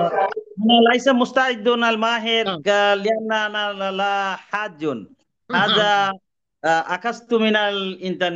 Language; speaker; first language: Arabic; non-native, learner; Bangla